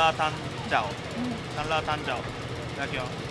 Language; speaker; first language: Japanese; native; Japanese